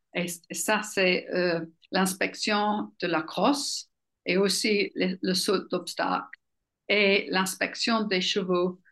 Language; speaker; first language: French; non-native, fluent; English